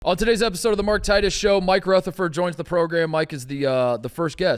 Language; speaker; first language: English; native; English